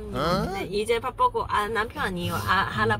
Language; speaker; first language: Korean; non-native, learner; Cantonese